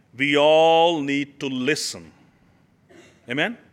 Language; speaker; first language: English; non-native, local second language; Urdu